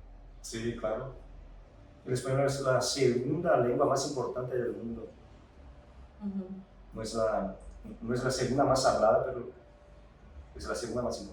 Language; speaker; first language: Spanish; non-native, fluent; Portuguese